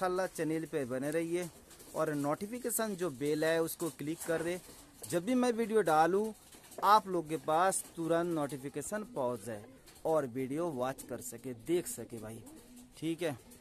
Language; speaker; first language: Hindi; non-native, local second language; Bangla